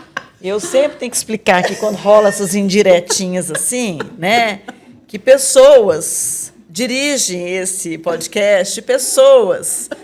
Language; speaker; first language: Portuguese; native; Portuguese